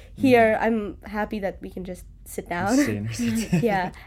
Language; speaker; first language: English; native; English